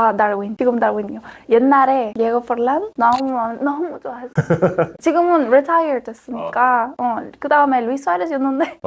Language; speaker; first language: Korean; non-native, fluent; Spanish